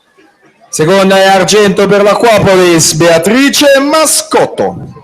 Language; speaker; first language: Italian; native; Italian